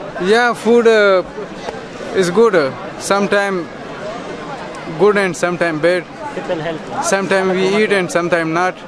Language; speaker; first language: English; non-native, learner; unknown